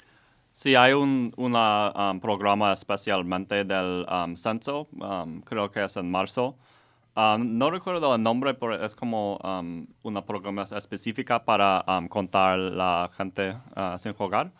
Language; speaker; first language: Spanish; non-native, learner; English